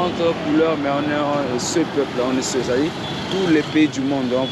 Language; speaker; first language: French; non-native, local second language; Sango